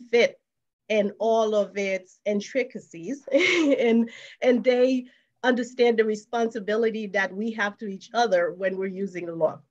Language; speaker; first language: English; non-native, fluent; Haitian Creole